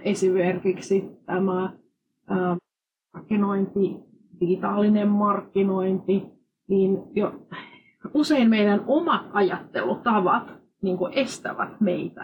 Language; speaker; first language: Finnish; non-native, fluent; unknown